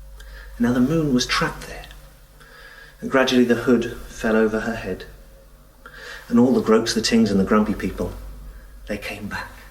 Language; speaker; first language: English; native; English